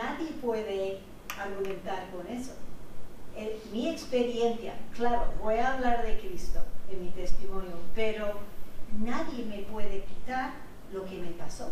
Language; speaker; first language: Spanish; non-native, fluent; English